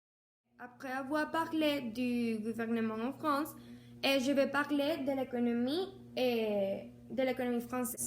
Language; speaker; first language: French; non-native, learner; Spanish